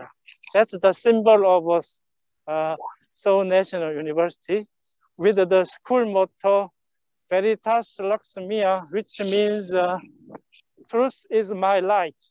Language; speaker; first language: English; non-native, fluent; Korean